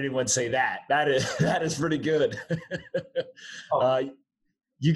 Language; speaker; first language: English; native; English